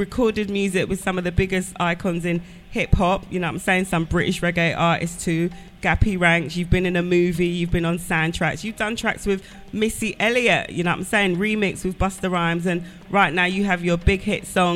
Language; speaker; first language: English; native; English